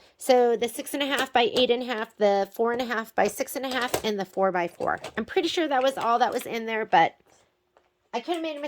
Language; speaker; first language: English; native; English